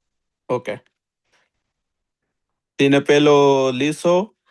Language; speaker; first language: Spanish; non-native, learner; Urdu